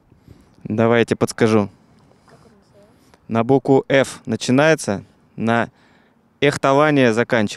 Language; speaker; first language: Russian; native; Russian